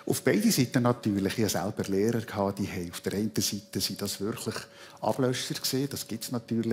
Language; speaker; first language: German; native; German